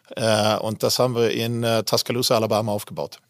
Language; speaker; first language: German; non-native, fluent; Swedish